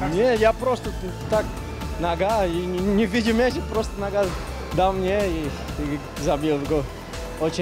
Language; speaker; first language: Russian; non-native, learner; Portuguese